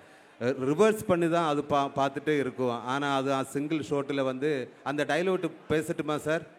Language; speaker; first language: Tamil; non-native, local second language; Malayalam